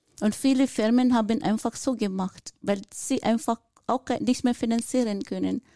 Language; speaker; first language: German; non-native, fluent; Filipino